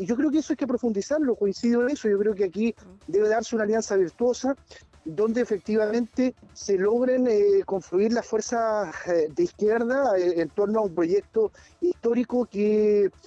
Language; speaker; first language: Spanish; native; Spanish